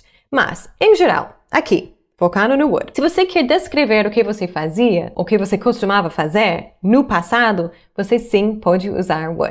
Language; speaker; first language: Portuguese; non-native, fluent; English